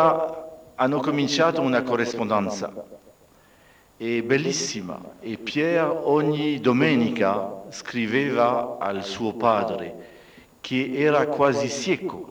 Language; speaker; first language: Italian; non-native, fluent; French